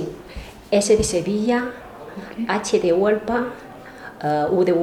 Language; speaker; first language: Spanish; non-native, learner; Chinese